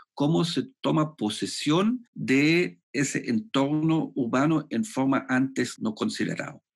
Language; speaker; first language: Spanish; non-native, fluent; German